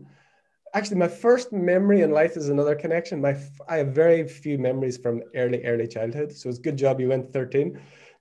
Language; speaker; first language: English; native; English